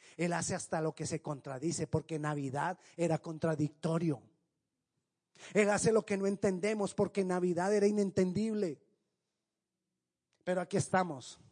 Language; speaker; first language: Spanish; native; Spanish